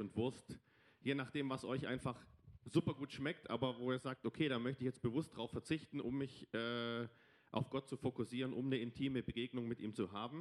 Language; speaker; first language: German; native; German